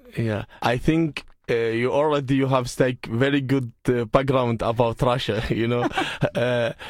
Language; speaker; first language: English; non-native, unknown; Arabic